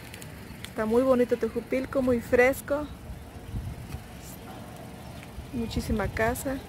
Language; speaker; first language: Spanish; native; Spanish